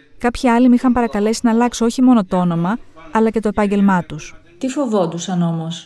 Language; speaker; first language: Greek; native; Greek